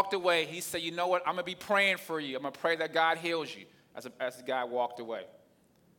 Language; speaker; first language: English; native; English